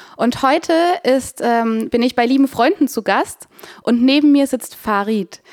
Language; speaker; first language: German; native; German